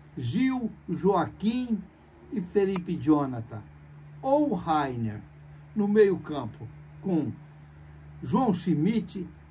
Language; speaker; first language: Portuguese; native; Portuguese